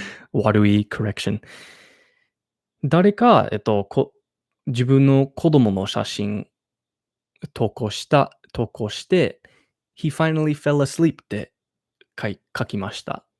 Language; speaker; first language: Japanese; non-native, learner; English